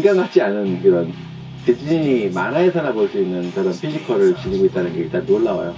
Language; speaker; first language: Korean; native; Korean